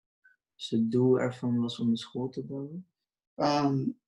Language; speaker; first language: Dutch; early bilingual, other home language; Urdu